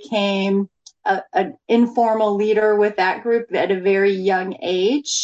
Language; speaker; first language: English; native; English